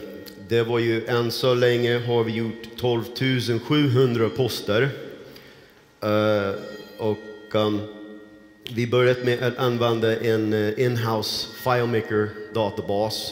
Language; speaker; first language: Swedish; non-native, fluent; English